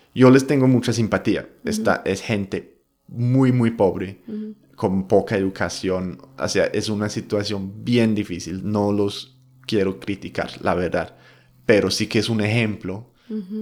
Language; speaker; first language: Spanish; non-native, fluent; English